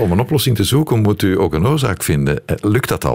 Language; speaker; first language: Dutch; native; Dutch